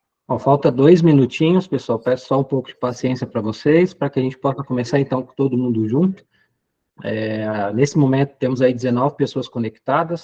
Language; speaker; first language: Portuguese; native; Portuguese